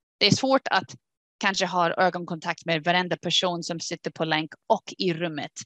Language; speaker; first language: Swedish; non-native, fluent; English